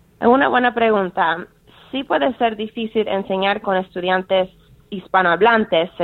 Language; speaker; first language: Spanish; non-native, fluent; English